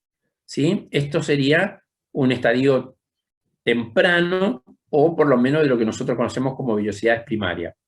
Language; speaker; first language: Spanish; native; Spanish